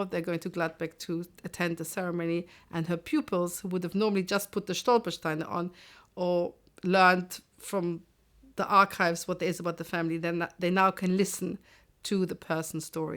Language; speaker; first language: English; non-native, fluent; German